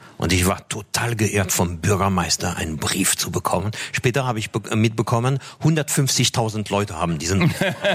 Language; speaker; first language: German; non-native, fluent; French